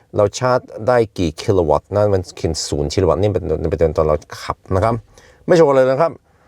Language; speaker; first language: Thai; non-native, fluent; Norwegian